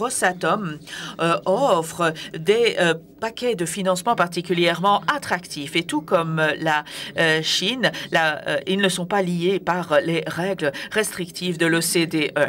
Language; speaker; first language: French; native; French